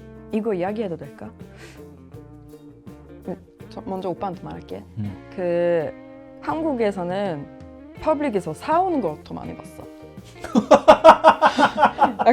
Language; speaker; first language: Korean; non-native, fluent; Swedish